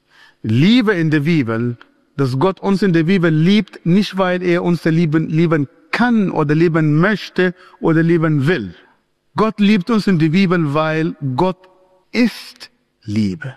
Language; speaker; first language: German; non-native, fluent; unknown